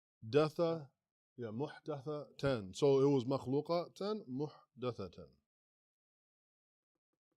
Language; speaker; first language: Arabic; non-native, fluent; English